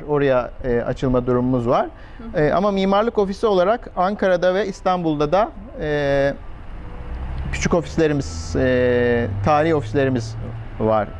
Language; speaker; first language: Turkish; native; Turkish